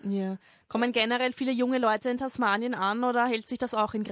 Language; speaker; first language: German; native; German